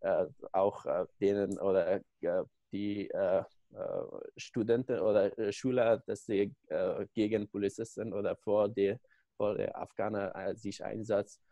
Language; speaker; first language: German; non-native, learner; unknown